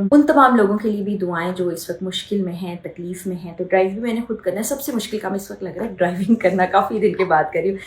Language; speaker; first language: Urdu; native; Urdu